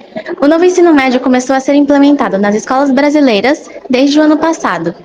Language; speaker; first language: Portuguese; native; Portuguese